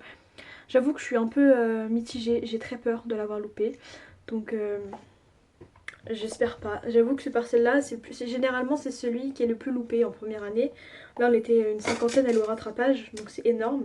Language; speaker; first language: French; native; French